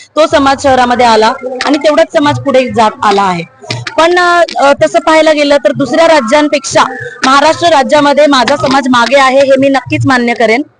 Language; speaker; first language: Marathi; non-native, local second language; Lambadi